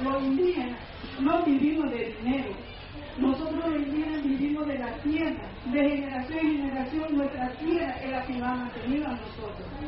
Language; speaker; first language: Spanish; non-native, local second language; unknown